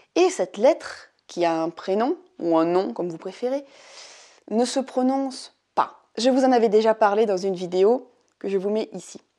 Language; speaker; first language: French; native; French